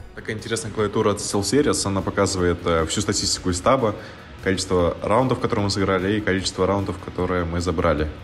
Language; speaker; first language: Russian; native; Russian